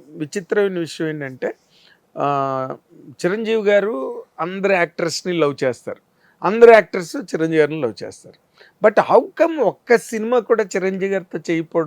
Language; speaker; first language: Telugu; native; Telugu